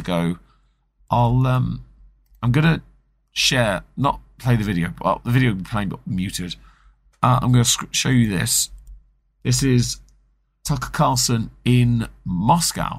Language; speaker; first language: English; native; English